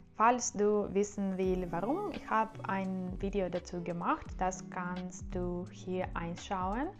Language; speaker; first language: German; non-native, learner; Ukrainian